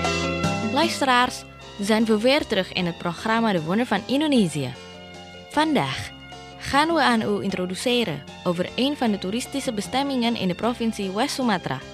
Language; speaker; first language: Dutch; non-native, fluent; Indonesian